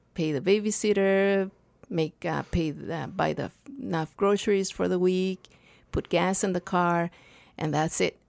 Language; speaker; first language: English; non-native, fluent; Spanish